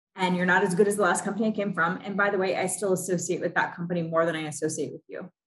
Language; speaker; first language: English; native; English